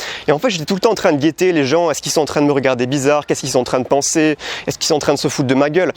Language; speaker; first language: French; native; French